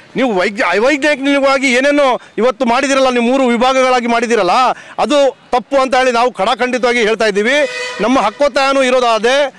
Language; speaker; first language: Kannada; non-native, local second language; Lambadi